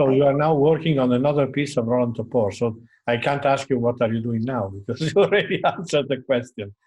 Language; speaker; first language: English; non-native, fluent; Italian